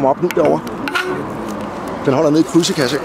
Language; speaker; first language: Danish; native; Danish